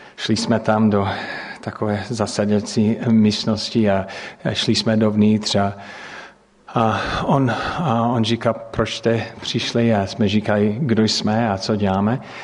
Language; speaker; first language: Czech; non-native, fluent; English